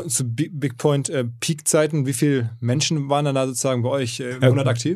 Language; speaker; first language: German; native; German